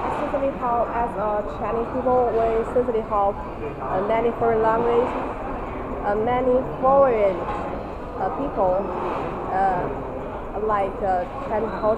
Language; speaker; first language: English; non-native, learner; Chinese